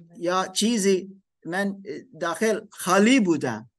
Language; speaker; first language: Persian; non-native, learner; German